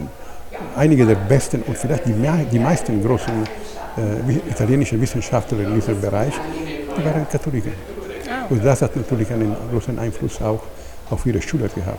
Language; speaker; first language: German; non-native, fluent; Italian